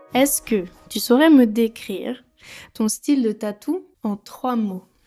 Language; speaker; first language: French; native; French